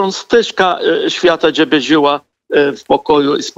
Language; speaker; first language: Polish; non-native, fluent; Arabic